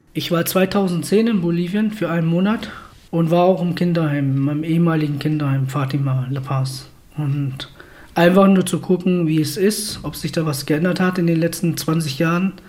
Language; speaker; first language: German; early bilingual, other home language; Spanish